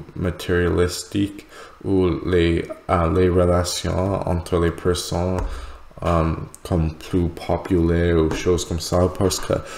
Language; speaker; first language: French; non-native, learner; English